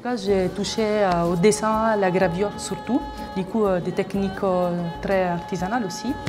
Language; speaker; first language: French; non-native, fluent; Italian